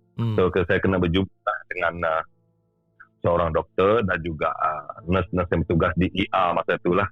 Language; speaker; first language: Malay; native; Malay